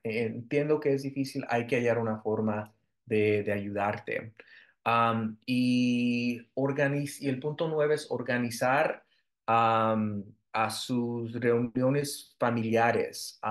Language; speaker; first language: Spanish; early bilingual, heritage; Spanish